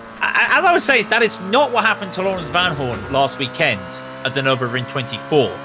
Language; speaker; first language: English; native; English